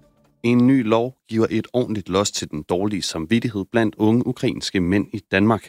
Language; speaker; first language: Danish; native; Danish